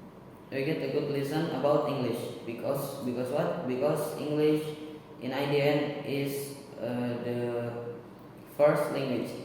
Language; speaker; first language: English; non-native, learner; Indonesian